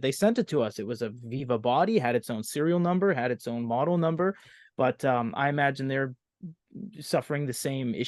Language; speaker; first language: English; native; English